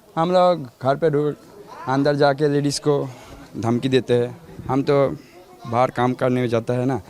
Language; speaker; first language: Hindi; non-native, local second language; Bangla